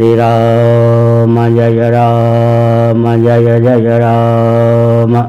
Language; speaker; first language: Hindi; native; Hindi